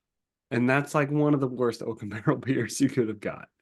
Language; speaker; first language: English; native; English